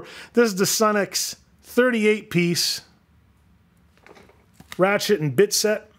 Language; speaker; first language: English; native; English